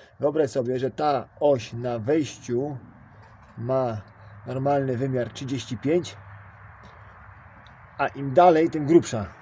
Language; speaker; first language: Polish; native; Polish